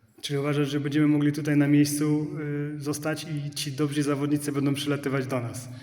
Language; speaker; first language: Polish; native; Polish